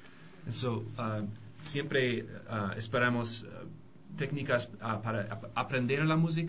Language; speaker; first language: Spanish; non-native, learner; English